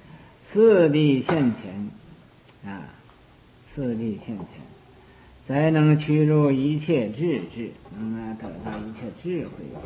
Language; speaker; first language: Chinese; native; Chinese